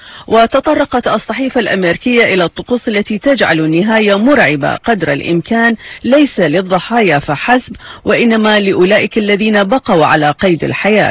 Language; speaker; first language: Arabic; native; Arabic